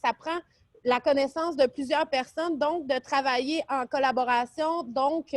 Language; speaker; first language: French; native; French